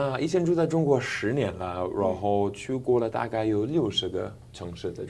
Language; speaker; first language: Chinese; non-native, fluent; English